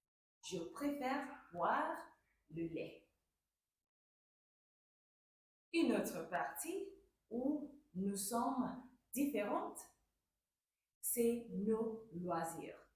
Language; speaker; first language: French; non-native, fluent; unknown